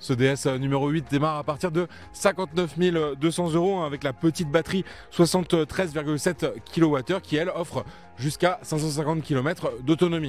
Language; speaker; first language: French; native; French